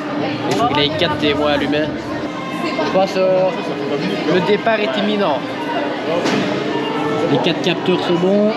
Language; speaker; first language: French; native; French